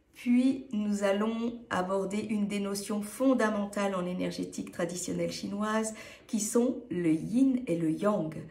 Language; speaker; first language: French; native; French